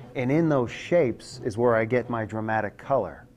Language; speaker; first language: English; native; English